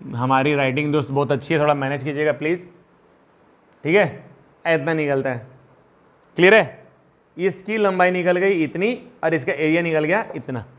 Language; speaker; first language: Hindi; native; Hindi